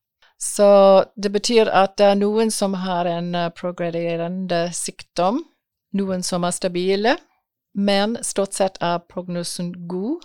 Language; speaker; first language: Norwegian; non-native, fluent; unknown